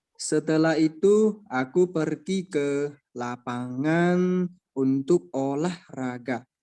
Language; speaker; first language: Indonesian; non-native, learner; Chinese